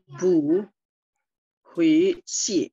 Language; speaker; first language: Chinese; non-native, learner; Filipino